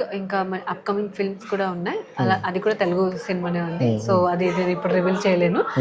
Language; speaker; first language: Telugu; non-native, fluent; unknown